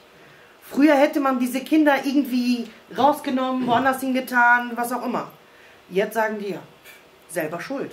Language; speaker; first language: German; early bilingual, other home language; Croatian